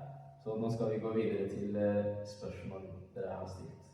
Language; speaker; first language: Norwegian; early bilingual, other home language; Amharic